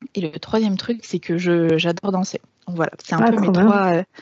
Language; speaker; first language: French; native; French